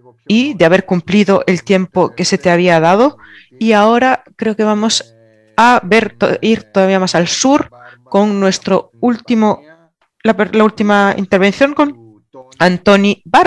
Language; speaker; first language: Spanish; non-native, fluent; Greek